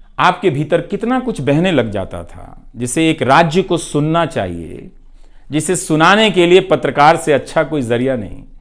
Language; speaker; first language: Hindi; non-native, local second language; Bhojpuri